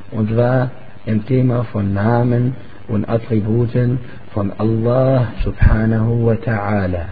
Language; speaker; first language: German; non-native, fluent; Arabic